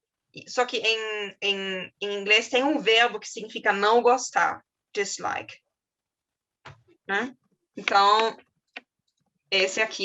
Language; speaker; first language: Portuguese; non-native, fluent; German